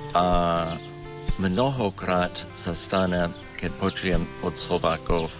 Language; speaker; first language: Slovak; non-native, learner; English